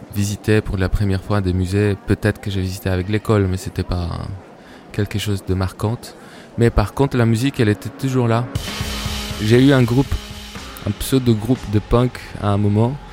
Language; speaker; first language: French; non-native, fluent; Spanish